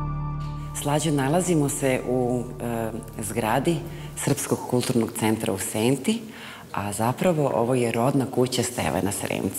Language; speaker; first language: Serbian; native; Serbian